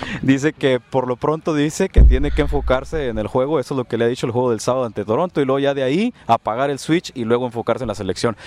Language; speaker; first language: Spanish; native; Spanish